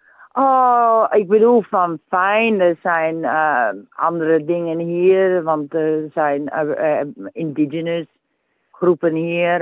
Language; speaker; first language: Dutch; early bilingual, heritage; Dutch